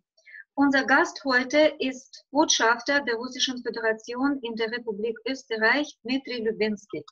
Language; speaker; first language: German; non-native, fluent; Russian